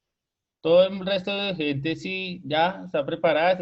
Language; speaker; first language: Spanish; native; Spanish